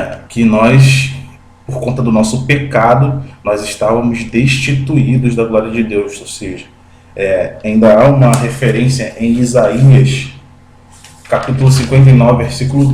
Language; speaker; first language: Portuguese; native; Portuguese